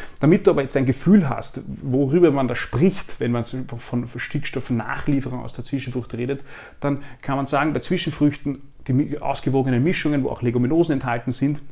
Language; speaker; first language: German; native; German